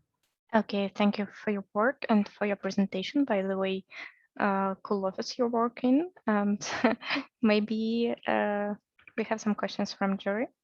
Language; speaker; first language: English; non-native, fluent; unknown